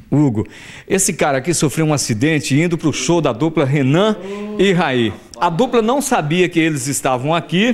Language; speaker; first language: Portuguese; native; Portuguese